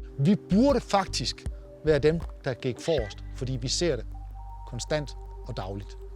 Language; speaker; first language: Danish; native; Danish